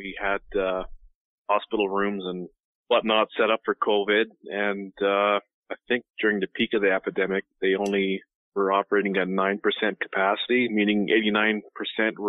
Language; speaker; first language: English; native; English